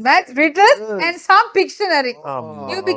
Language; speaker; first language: English; non-native, local second language; Sinhala